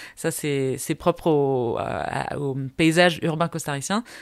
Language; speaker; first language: French; early bilingual, heritage; Spanish